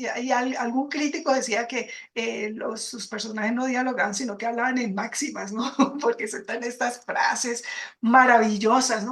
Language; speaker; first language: Spanish; native; Spanish